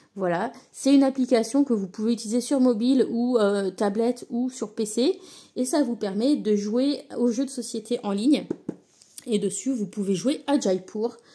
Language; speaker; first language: French; native; French